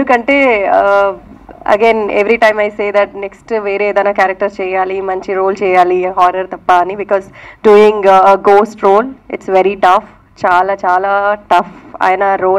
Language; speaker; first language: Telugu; non-native, local second language; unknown